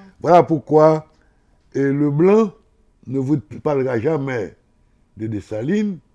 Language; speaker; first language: French; non-native, local second language; Haitian Creole